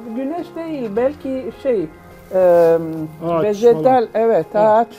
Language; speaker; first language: Turkish; non-native, learner; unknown